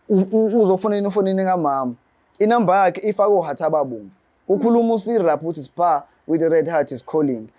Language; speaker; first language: Zulu; native; Zulu